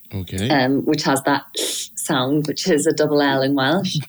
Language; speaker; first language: English; native; English